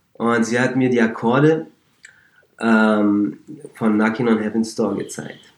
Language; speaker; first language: German; early bilingual, other home language; Turkish